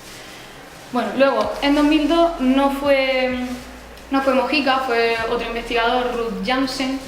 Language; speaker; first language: Spanish; native; Spanish